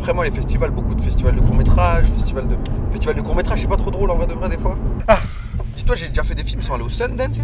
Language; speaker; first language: French; native; French